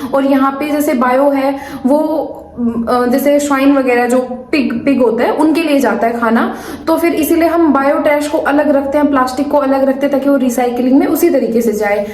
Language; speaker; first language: Hindi; native; Hindi